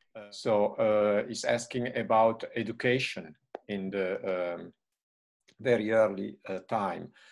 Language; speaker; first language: English; non-native, fluent; Italian